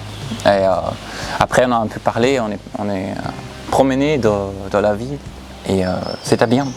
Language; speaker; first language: French; non-native, fluent; German